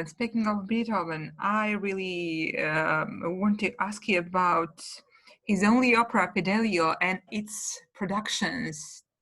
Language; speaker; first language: English; non-native, fluent; Georgian